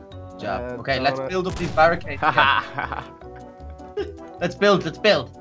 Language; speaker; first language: English; native; English